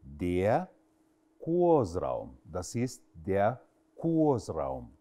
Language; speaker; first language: German; non-native, fluent; Arabic